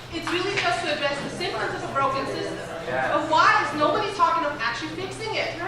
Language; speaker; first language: English; non-native, fluent; German